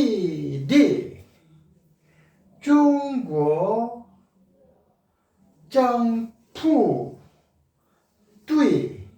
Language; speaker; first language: Chinese; non-native, learner; Korean